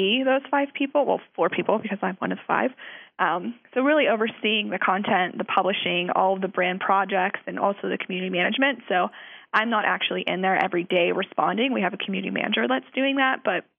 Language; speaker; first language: English; native; English